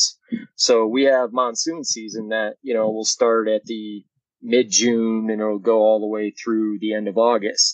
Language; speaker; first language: English; native; English